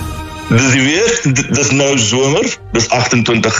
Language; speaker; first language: Dutch; non-native, learner; Afrikaans